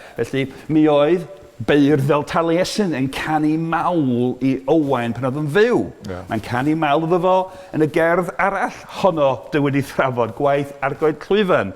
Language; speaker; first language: Welsh; native; Welsh